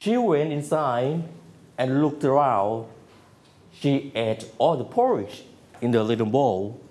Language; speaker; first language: English; non-native, fluent; Thai